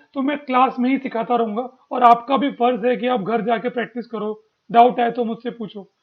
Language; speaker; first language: Hindi; non-native, local second language; Marathi